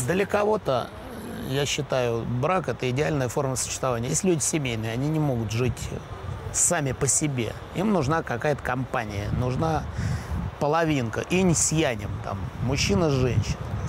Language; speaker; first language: Russian; native; Russian